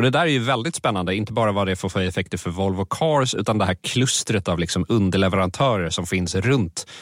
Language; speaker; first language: Swedish; native; Swedish